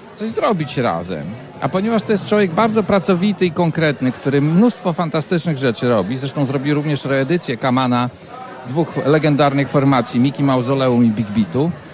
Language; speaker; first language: Polish; native; Polish